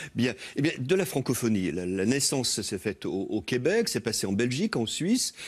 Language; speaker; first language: French; native; French